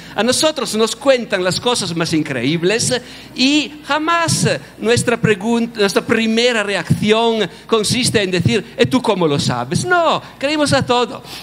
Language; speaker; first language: Spanish; non-native, fluent; Italian